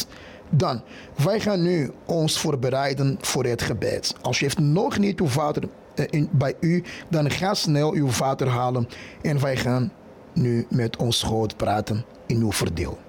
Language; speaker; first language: Dutch; non-native, fluent; Portuguese